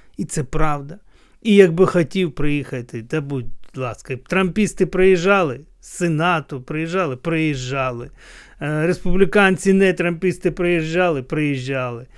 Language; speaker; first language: Ukrainian; non-native, local second language; Russian